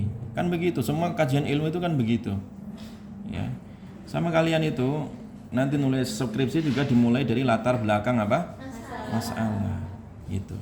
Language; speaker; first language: Indonesian; native; Indonesian